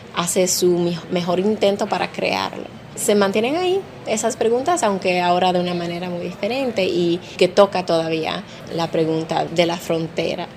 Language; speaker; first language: Spanish; early bilingual, heritage; Spanish